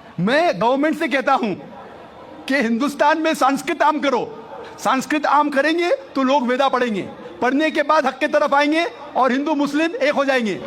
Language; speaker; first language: Hindi; non-native, local second language; Konkani